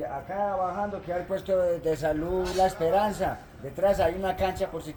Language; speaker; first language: Spanish; native; Spanish